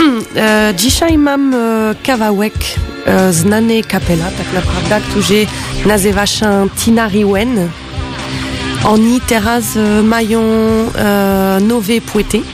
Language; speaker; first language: Polish; non-native, learner; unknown